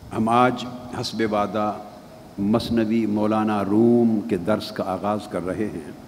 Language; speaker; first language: Urdu; non-native, local second language; Punjabi